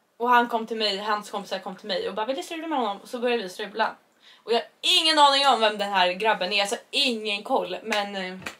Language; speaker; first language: Swedish; native; Swedish